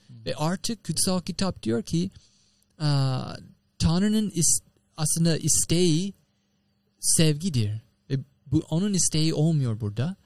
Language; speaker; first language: Turkish; non-native, fluent; English